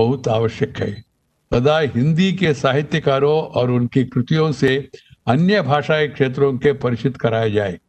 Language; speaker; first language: Hindi; non-native, local second language; Telugu